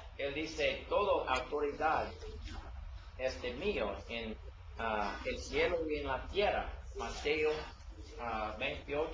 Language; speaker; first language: Spanish; non-native, learner; English